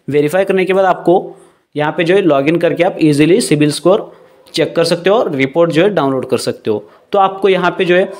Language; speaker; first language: Hindi; non-native, local second language; Marathi